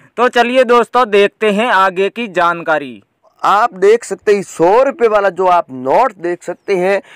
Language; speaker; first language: Hindi; native; Hindi